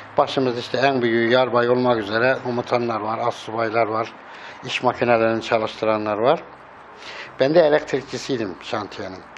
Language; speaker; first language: Turkish; native; Turkish